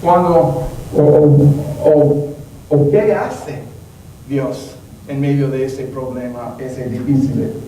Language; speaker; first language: Spanish; non-native, learner; English